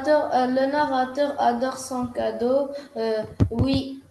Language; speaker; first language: French; non-native, learner; Arabic